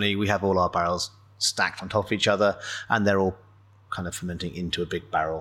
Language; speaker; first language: English; native; English